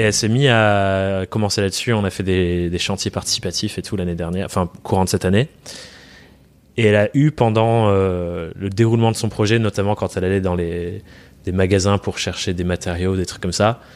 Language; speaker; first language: French; native; French